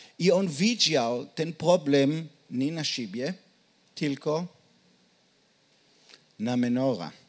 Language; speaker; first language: Polish; non-native, learner; Hebrew